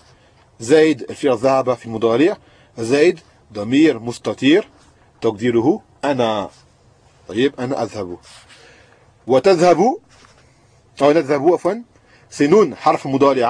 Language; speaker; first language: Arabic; non-native, fluent; French